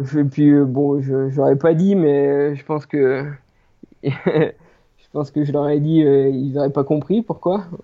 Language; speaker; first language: French; native; French